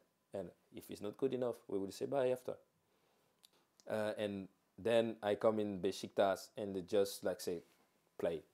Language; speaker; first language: English; non-native, fluent; French